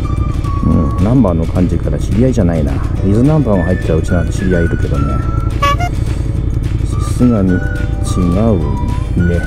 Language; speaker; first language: Japanese; native; Japanese